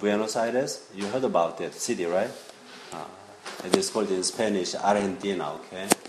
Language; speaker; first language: English; non-native, fluent; Korean